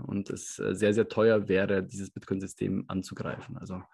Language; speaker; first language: German; native; German